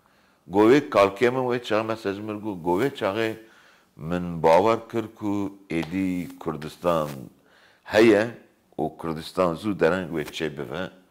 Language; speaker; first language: Kurdish; native; Kurdish